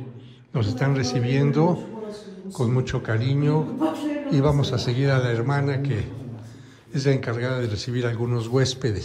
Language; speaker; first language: Spanish; native; Spanish